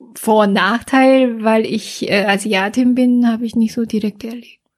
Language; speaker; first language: German; non-native, fluent; Korean